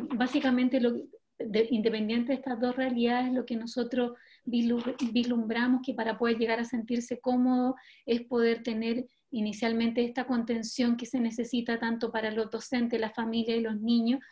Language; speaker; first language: Spanish; native; Spanish